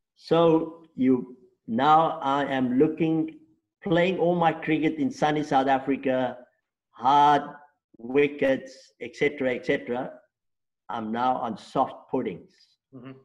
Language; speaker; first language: English; non-native, local second language; Afrikaans